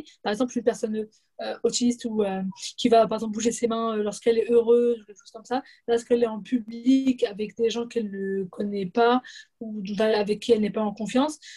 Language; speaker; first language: French; native; French